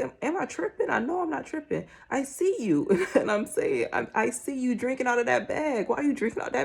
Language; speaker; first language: English; native; English